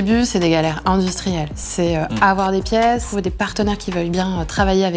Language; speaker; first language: French; native; French